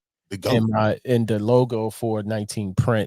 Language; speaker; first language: English; native; English